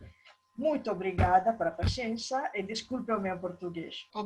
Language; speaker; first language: Portuguese; non-native, learner; Italian